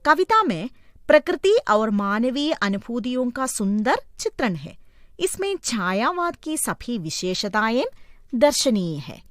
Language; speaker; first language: Hindi; non-native, local second language; Malayalam